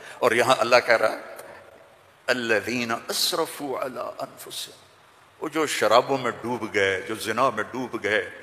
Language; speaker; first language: Urdu; non-native, local second language; Punjabi